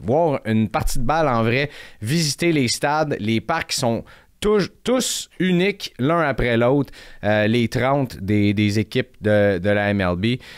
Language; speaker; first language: French; native; French